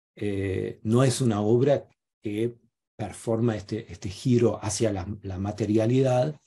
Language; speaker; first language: Spanish; non-native, fluent; German